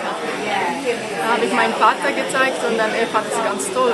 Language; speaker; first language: German; non-native, fluent; Japanese